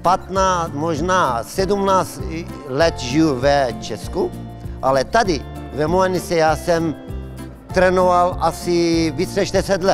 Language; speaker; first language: Czech; non-native, learner; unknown